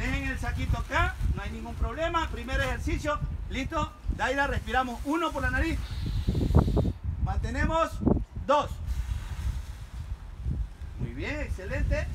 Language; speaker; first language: Spanish; native; Spanish